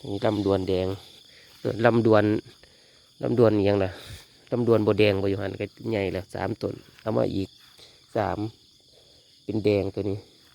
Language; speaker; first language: Thai; native; Thai